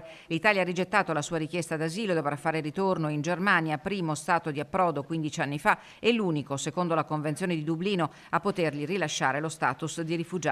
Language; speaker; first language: Italian; native; Italian